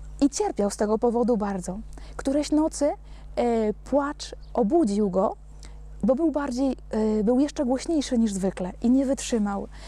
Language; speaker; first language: Polish; non-native, fluent; Spanish